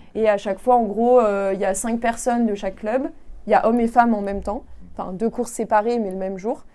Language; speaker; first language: French; native; French